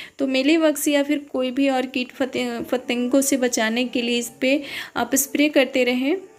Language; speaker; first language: Hindi; native; Hindi